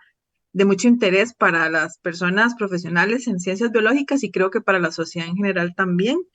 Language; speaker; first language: Spanish; native; Spanish